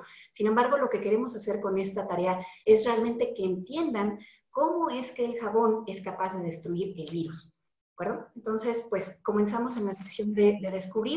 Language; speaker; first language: Spanish; native; Spanish